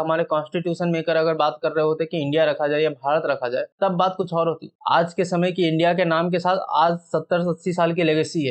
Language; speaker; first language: Hindi; native; Hindi